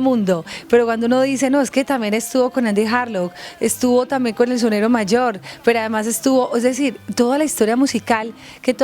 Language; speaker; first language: Spanish; native; Spanish